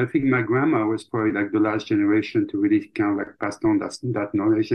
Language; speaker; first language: English; non-native, fluent; French